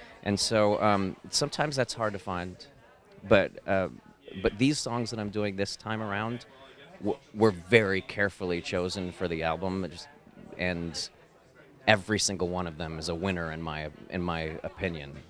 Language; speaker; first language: English; native; English